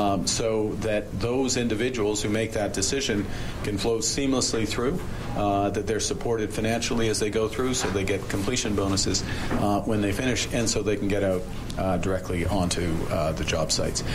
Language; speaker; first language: English; native; English